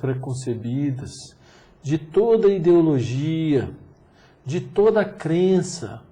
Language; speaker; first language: Portuguese; native; Portuguese